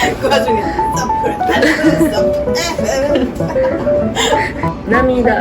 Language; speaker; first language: Korean; non-native, learner; Japanese